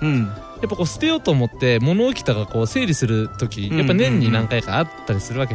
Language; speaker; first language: Japanese; native; Japanese